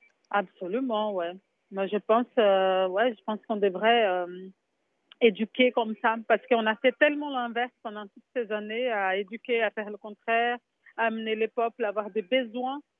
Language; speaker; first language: French; non-native, fluent; Portuguese